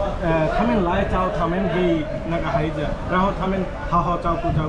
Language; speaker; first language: Chinese; non-native, learner; Bangla